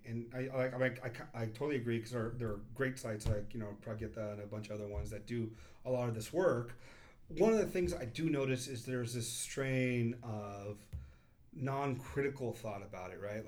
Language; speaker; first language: English; early bilingual, other home language; Kannada